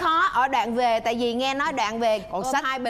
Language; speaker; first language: Vietnamese; native; Vietnamese